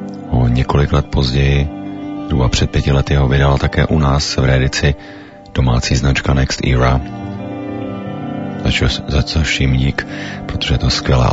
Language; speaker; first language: Czech; native; Czech